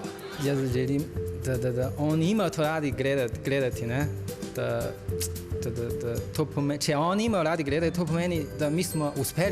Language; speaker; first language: Slovenian; non-native, learner; Chinese